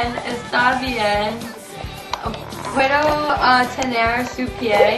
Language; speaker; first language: Spanish; non-native, learner; English